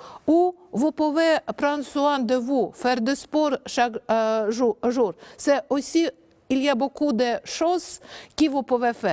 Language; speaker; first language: French; non-native, learner; Russian